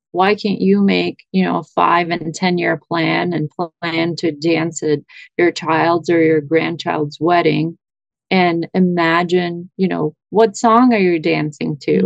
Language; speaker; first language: English; early bilingual, other home language; Russian